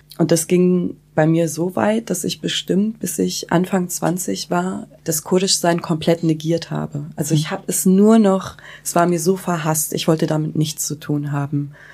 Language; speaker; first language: German; early bilingual, other home language; Kurdish